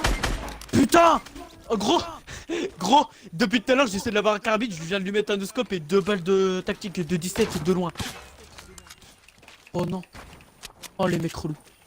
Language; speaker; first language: French; native; French